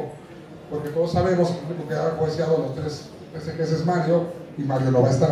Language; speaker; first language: Spanish; native; Spanish